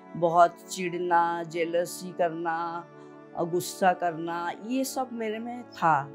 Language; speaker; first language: Hindi; non-native, local second language; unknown